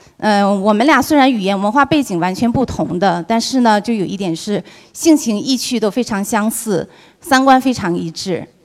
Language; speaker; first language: Chinese; native; Chinese